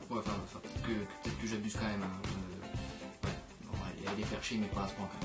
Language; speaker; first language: French; native; French